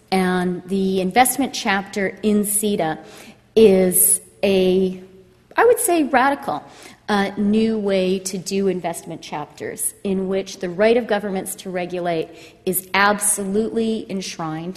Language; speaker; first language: English; native; English